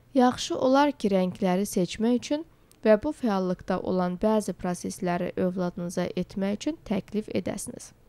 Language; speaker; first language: Azerbaijani; non-native, local second language; Georgian